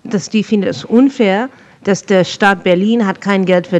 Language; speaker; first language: German; non-native, fluent; English